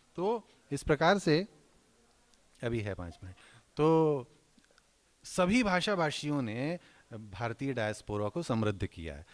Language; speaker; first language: Hindi; non-native, local second language; Marathi